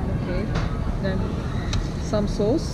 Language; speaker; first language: English; non-native, learner; Turkish